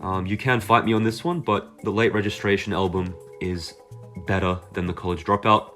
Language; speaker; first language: English; native; English